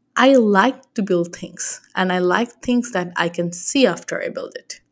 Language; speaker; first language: English; non-native, local second language; Bangla